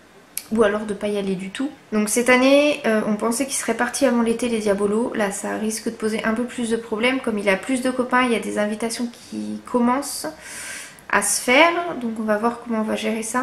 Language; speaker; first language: French; native; French